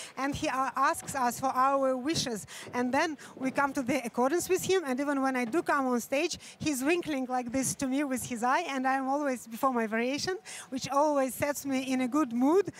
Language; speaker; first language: English; non-native, fluent; Russian